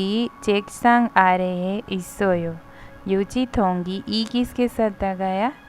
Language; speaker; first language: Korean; non-native, fluent; Hindi